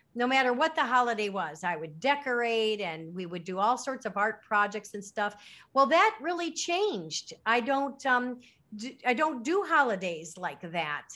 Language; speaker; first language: English; native; English